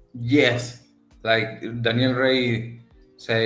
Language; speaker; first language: English; non-native, learner; Spanish